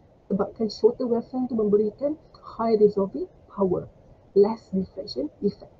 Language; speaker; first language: English; non-native, local second language; Malay